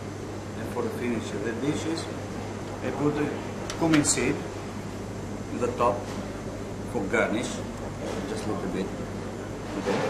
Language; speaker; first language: English; non-native, learner; Italian